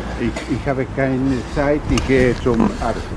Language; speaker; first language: German; early bilingual, heritage; German